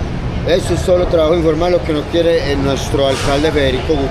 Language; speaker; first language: Spanish; native; Spanish